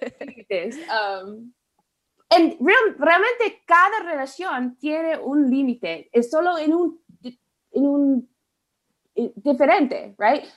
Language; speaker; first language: Spanish; non-native, learner; English